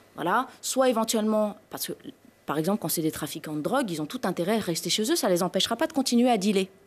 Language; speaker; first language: French; native; French